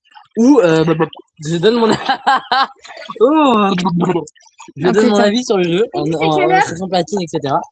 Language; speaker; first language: French; native; French